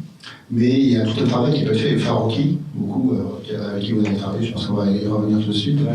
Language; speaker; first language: French; native; French